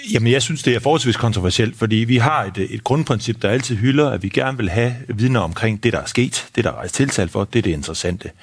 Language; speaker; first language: Danish; native; Danish